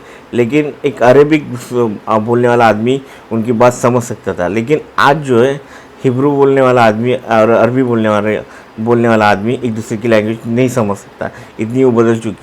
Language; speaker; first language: Hindi; non-native, local second language; Marathi